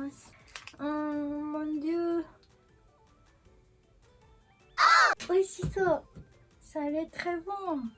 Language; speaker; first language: French; non-native, learner; Japanese